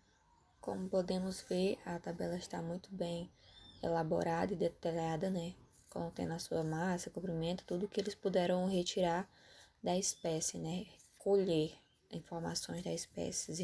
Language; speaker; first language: Portuguese; native; Portuguese